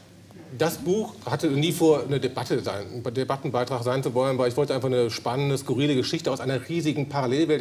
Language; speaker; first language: German; native; German